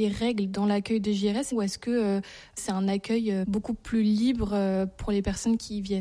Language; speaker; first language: French; native; French